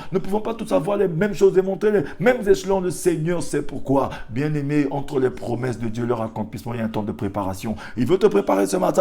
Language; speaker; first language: French; non-native, local second language; Lingala